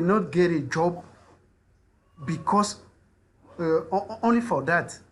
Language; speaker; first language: English; non-native, learner; French